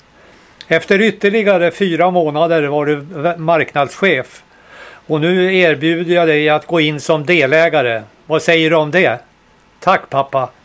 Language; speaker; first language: Swedish; native; Swedish